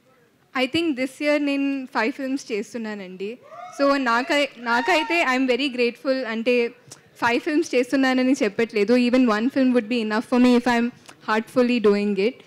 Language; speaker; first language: Telugu; non-native, fluent; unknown